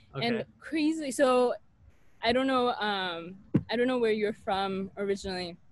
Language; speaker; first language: English; native; English